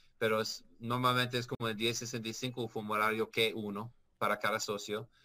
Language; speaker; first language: Spanish; non-native, learner; English